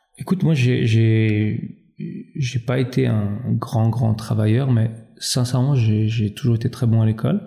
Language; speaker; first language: French; early bilingual, other home language; Albanian